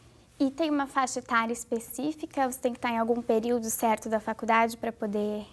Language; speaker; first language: Portuguese; native; Portuguese